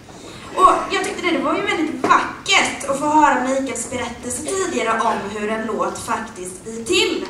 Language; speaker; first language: Swedish; native; Swedish